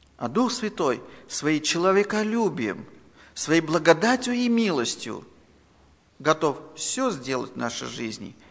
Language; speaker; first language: Russian; non-native, local second language; Armenian